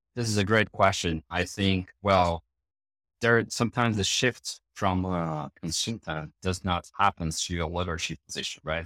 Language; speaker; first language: English; non-native, fluent; Portuguese